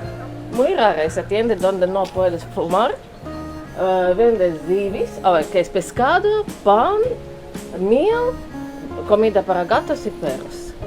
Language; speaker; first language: Spanish; non-native, fluent; Latvian